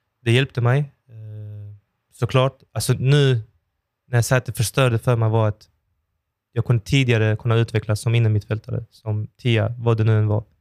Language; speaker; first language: Swedish; early bilingual, other home language; Persian